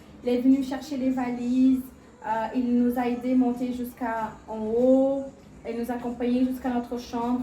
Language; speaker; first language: French; non-native, fluent; Portuguese